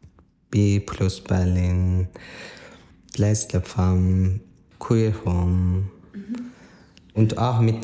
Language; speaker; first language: German; non-native, learner; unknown